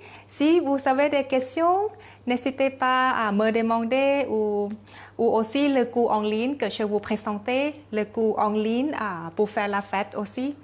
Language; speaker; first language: French; non-native, learner; Thai